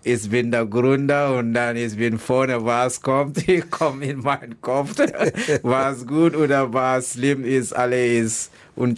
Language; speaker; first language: German; non-native, learner; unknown